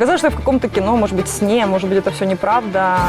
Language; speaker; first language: Russian; native; Russian